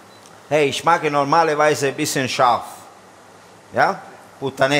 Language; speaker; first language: German; non-native, learner; Italian